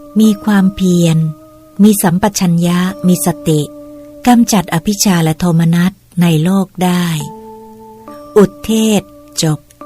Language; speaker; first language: Thai; native; Thai